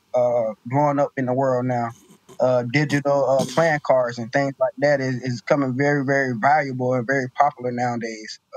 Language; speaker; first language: English; native; English